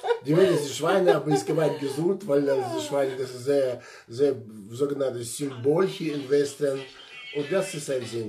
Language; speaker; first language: German; non-native, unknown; Russian